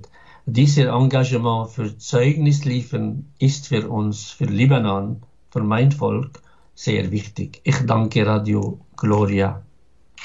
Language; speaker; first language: German; non-native, fluent; Arabic